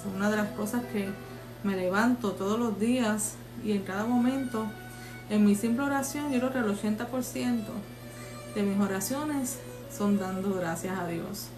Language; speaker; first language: Spanish; native; Spanish